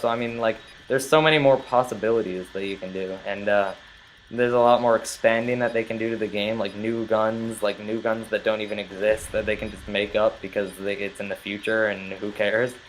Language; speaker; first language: English; native; English